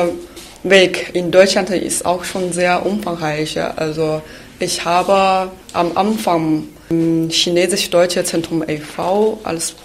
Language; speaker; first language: German; non-native, fluent; Chinese